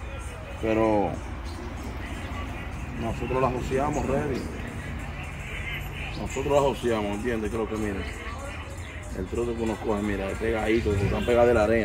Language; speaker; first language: Spanish; native; Spanish